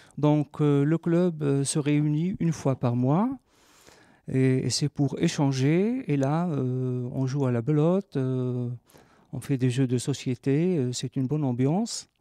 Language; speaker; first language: French; native; French